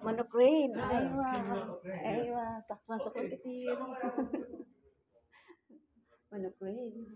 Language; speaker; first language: Arabic; non-native, learner; Filipino